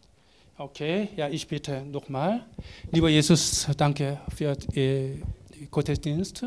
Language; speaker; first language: German; non-native, learner; Korean